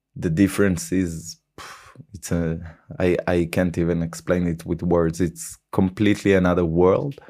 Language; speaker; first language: English; non-native, fluent; Hebrew